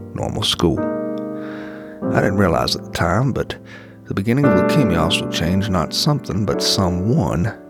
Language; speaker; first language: English; native; English